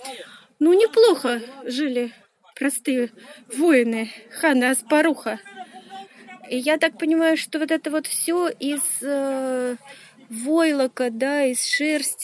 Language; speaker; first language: Russian; native; Russian